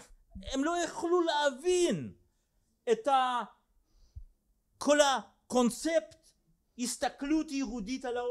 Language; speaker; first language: Hebrew; non-native, fluent; Russian